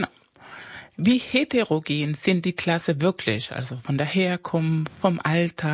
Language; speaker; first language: German; non-native, fluent; Spanish